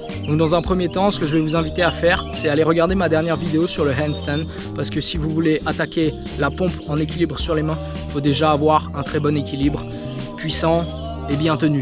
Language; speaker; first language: French; native; French